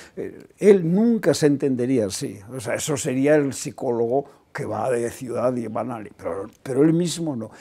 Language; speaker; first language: Spanish; non-native, local second language; Basque